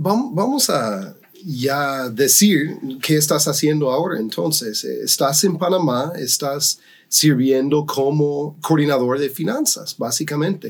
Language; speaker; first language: Spanish; non-native, fluent; English